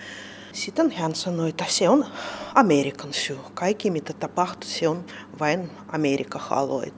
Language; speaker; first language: Finnish; non-native, learner; Russian